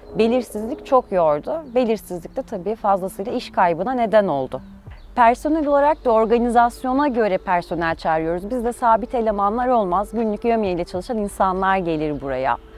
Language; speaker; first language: Turkish; early bilingual, heritage; Turkish